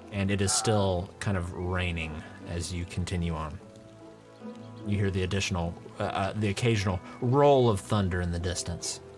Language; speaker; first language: English; native; English